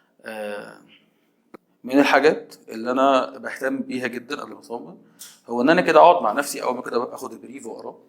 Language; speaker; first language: Arabic; native; Arabic